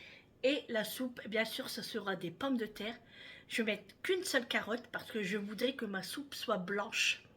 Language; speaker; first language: French; native; French